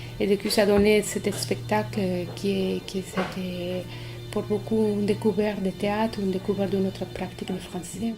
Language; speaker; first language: French; non-native, fluent; Spanish